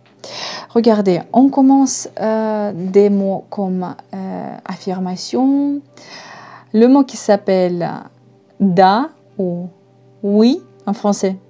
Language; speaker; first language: French; non-native, fluent; Russian